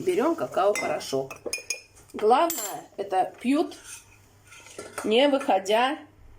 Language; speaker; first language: Russian; native; Russian